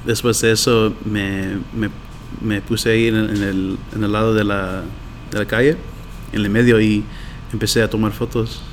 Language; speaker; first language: Spanish; early bilingual, heritage; Spanish